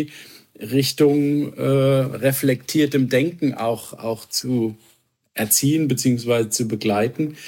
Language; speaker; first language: German; native; German